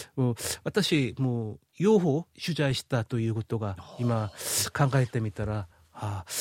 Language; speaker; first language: Japanese; non-native, fluent; Korean